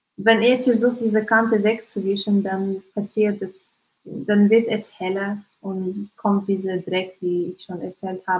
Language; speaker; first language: German; non-native, learner; Russian